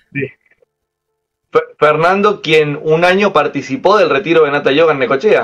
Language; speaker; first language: Spanish; native; Spanish